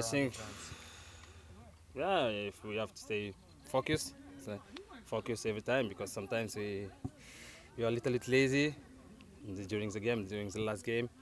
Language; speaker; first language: English; non-native, learner; French